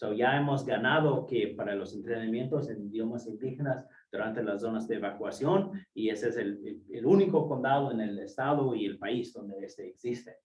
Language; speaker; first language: Spanish; non-native, fluent; English